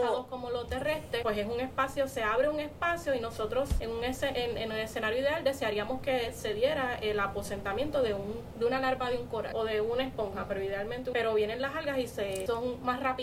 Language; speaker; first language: Spanish; native; Spanish